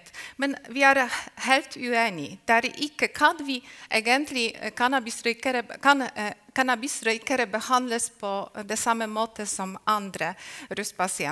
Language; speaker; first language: Norwegian; non-native, fluent; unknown